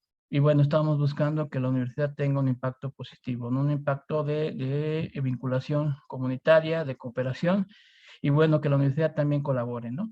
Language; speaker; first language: Spanish; native; Spanish